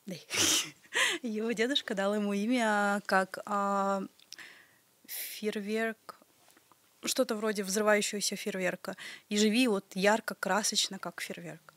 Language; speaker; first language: Russian; native; Russian